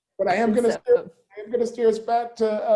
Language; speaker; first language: English; native; English